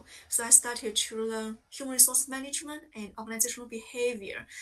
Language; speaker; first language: English; non-native, fluent; Chinese